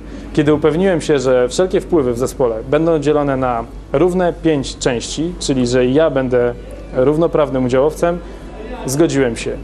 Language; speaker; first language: Polish; native; Polish